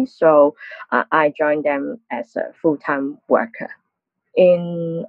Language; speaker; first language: English; non-native, local second language; Cantonese